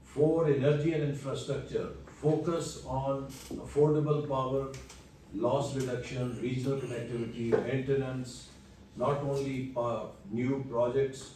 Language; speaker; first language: English; non-native, local second language; Urdu